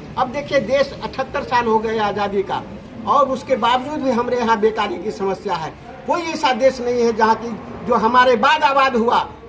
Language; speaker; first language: Hindi; native; Hindi